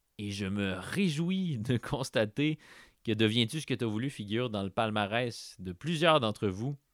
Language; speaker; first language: French; native; French